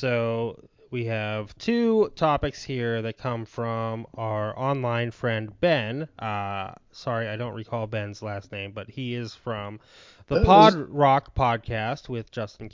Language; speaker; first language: English; native; English